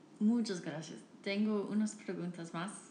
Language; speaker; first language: Spanish; non-native, fluent; English